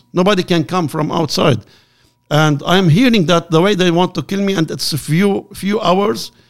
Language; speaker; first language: English; non-native, learner; Arabic